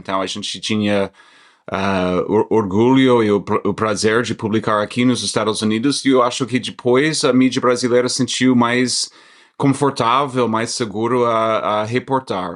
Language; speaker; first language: Portuguese; non-native, fluent; English